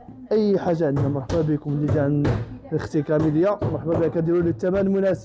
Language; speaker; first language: Arabic; native; Arabic